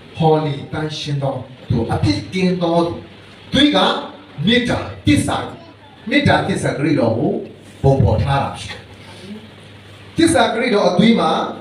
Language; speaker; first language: Burmese; non-native, local second language; Hakha Chin